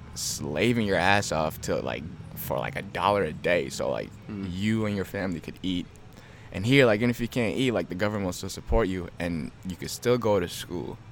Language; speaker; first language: English; early bilingual, other home language; Amharic